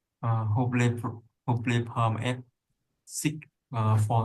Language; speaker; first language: English; non-native, learner; Vietnamese